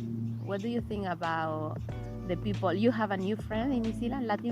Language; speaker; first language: English; non-native, learner; Spanish